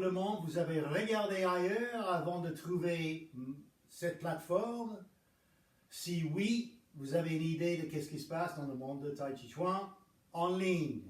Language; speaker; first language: French; non-native, fluent; English